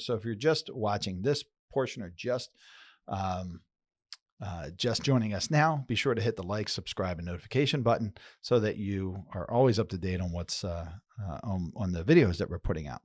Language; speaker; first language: English; native; English